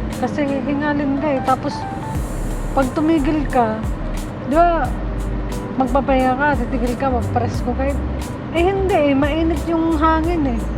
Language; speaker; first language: Filipino; native; Filipino